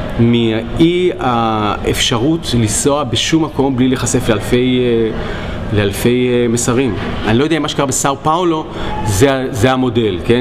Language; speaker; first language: Hebrew; native; Hebrew